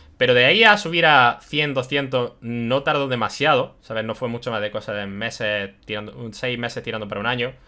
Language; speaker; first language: Spanish; early bilingual, other home language; German